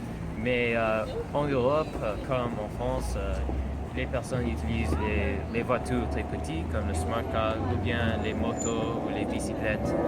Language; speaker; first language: French; non-native, learner; English